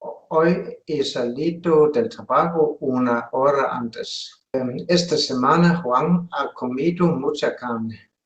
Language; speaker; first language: Spanish; non-native, learner; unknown